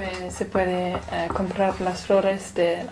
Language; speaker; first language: Spanish; non-native, learner; English